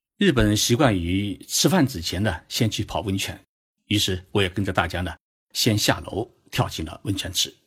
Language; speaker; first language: Chinese; native; Chinese